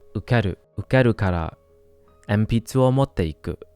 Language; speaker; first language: Japanese; non-native, learner; English